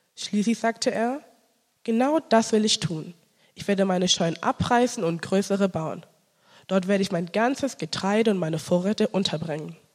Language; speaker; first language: German; early bilingual, other home language; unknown